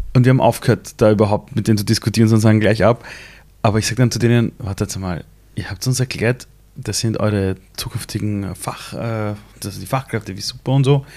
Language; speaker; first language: German; early bilingual, other home language; Persian